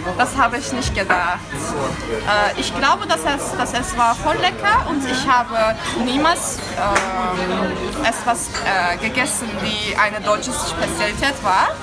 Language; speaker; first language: German; non-native, learner; Turkish